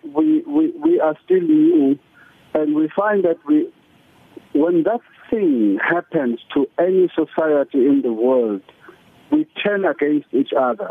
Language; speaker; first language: English; non-native, local second language; Zulu